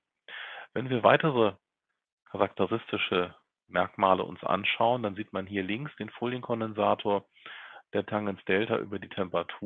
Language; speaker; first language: German; native; German